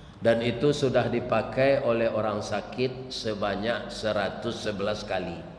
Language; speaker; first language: Malay; non-native, local second language; Minangkabau